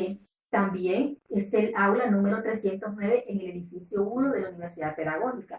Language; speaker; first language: Spanish; native; Spanish